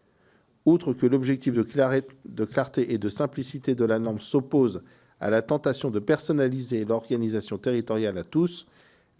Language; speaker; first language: French; native; French